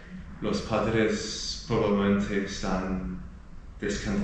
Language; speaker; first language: Spanish; non-native, learner; English